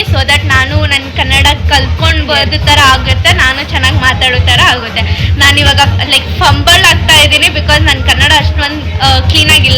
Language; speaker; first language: Kannada; non-native, local second language; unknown